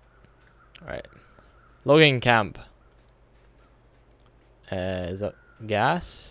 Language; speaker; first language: English; native; English